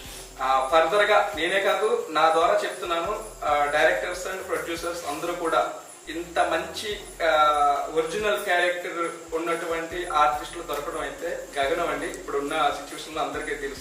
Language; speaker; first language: Telugu; native; Telugu